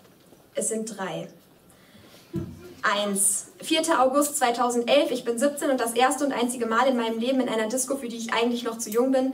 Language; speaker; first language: German; native; German